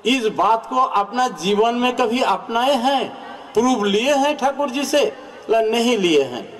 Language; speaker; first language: Hindi; non-native, local second language; Bangla